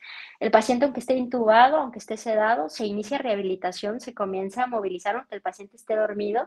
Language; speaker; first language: Spanish; native; Spanish